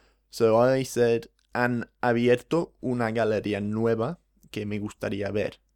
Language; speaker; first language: Spanish; non-native, fluent; English